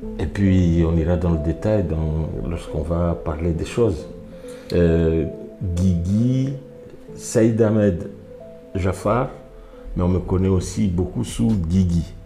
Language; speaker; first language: French; non-native, local second language; Ngazidja Comorian